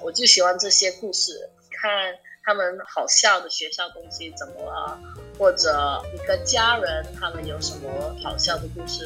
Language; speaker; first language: Chinese; early bilingual, heritage; English